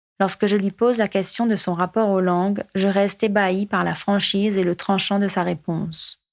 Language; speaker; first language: French; non-native, local second language; Morisyen